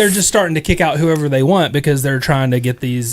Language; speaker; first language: English; native; English